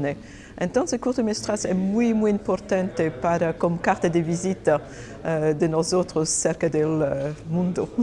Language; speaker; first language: Spanish; non-native, fluent; Portuguese